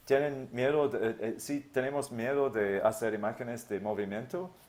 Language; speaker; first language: Spanish; non-native, learner; English